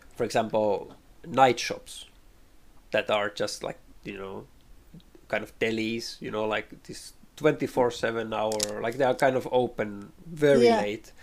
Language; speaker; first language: English; non-native, fluent; Finnish